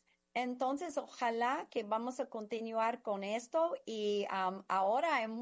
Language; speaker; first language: Spanish; non-native, fluent; English